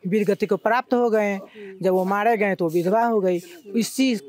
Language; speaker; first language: Hindi; native; Hindi